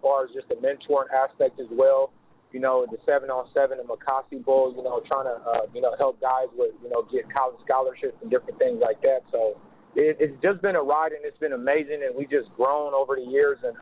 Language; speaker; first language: English; early bilingual, other home language; Lingala